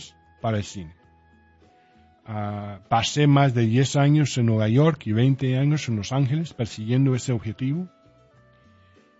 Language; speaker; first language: Spanish; early bilingual, heritage; Spanish